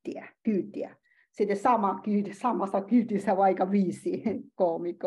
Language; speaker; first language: Finnish; non-native, learner; Chinese